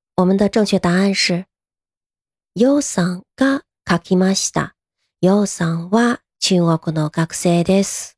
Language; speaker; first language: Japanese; non-native, fluent; Chinese